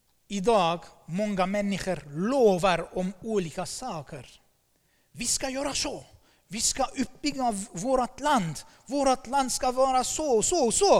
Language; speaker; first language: Swedish; non-native, fluent; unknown